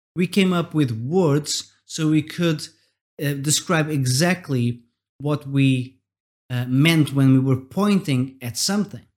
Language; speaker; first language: English; non-native, fluent; Portuguese